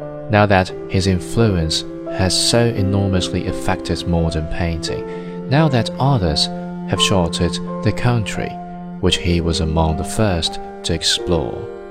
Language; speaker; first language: English; non-native, fluent; Chinese